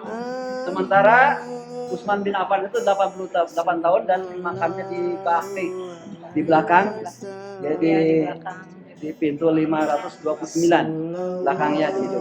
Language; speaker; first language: Indonesian; non-native, local second language; Sundanese